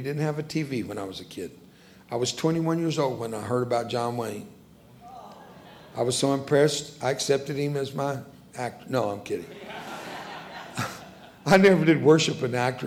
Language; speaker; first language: English; early bilingual, other home language; Spanish